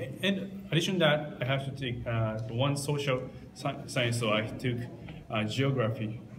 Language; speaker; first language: English; non-native, learner; Japanese